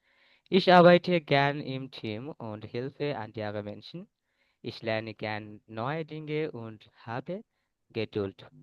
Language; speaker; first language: German; non-native, learner; Bangla